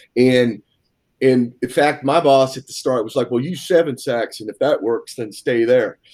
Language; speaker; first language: English; native; English